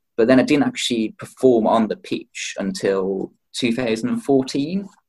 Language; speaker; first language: English; native; English